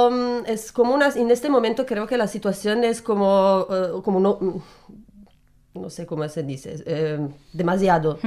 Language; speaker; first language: Spanish; non-native, learner; Italian